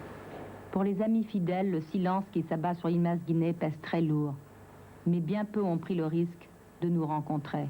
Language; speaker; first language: French; native; French